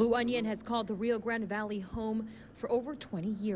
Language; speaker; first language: English; native; English